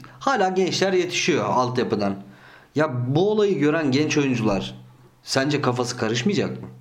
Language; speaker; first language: Turkish; early bilingual, heritage; Turkish